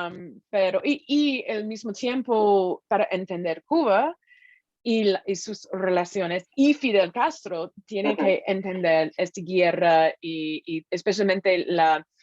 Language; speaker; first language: Spanish; non-native, fluent; English